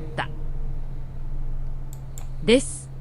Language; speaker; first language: Japanese; non-native, learner; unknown